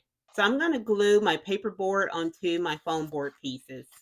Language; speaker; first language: English; native; English